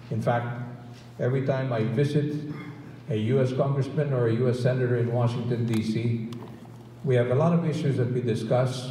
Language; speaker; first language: English; non-native, local second language; Filipino